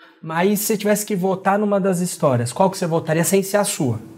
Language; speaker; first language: Portuguese; native; Portuguese